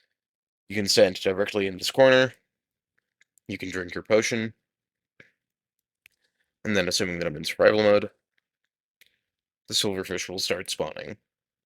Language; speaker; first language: English; native; English